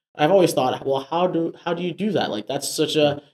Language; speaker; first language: English; non-native, local second language; Yoruba